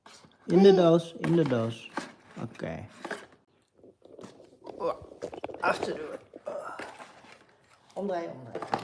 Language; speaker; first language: Dutch; non-native, fluent; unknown